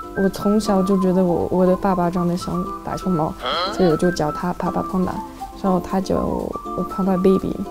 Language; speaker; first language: Chinese; non-native, fluent; French